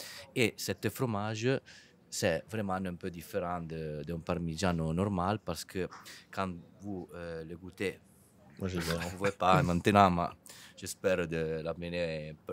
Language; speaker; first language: French; non-native, fluent; Italian